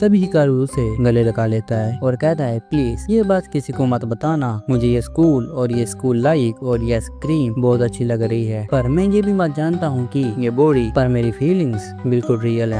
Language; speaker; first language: Hindi; native; Hindi